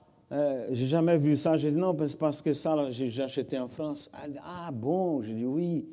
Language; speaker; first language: French; non-native, fluent; Portuguese